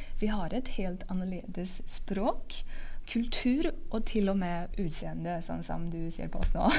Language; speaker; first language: Norwegian; non-native, fluent; Uyghur